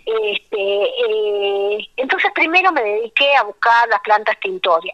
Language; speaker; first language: Spanish; native; Spanish